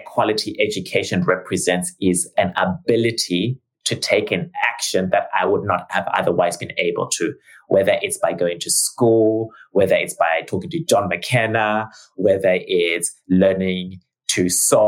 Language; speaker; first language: English; non-native, local second language; Shona